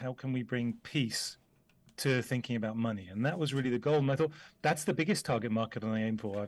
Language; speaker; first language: English; native; English